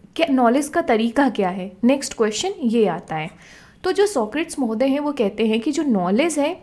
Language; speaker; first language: Hindi; native; Hindi